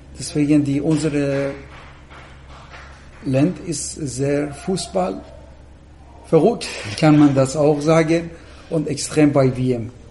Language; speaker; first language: German; non-native, learner; Persian